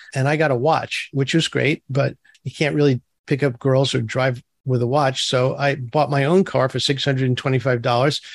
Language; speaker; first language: English; early bilingual, other home language; Turkish